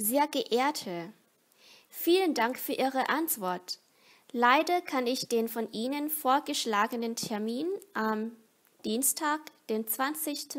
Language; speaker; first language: German; non-native, fluent; Vietnamese